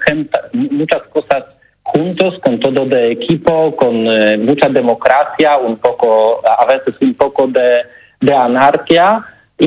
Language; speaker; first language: Spanish; non-native, learner; Polish